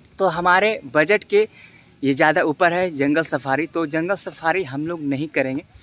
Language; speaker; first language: Hindi; native; Hindi